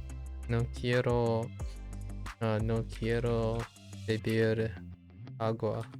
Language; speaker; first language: Spanish; non-native, learner; English